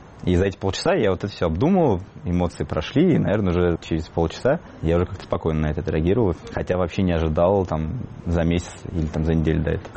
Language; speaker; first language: Russian; native; Russian